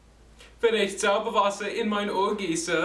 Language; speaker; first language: German; non-native, learner; English